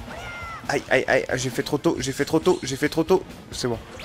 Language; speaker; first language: French; native; French